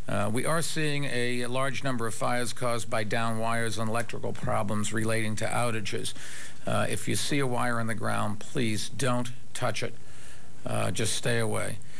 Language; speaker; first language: English; native; English